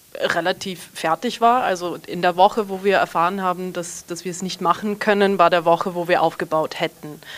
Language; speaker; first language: German; early bilingual, heritage; English